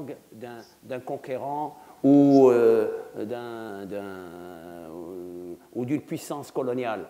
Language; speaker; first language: French; non-native, local second language; Arabic